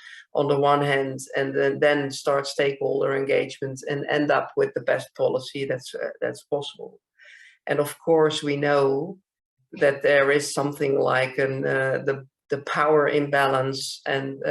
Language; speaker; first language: English; non-native, fluent; Dutch